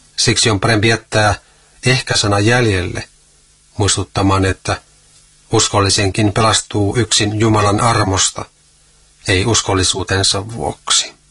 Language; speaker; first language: Finnish; native; Finnish